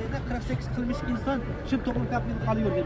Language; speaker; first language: Turkish; non-native, learner; Uyghur